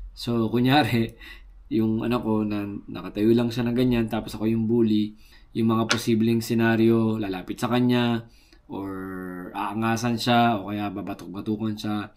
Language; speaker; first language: Filipino; native; Filipino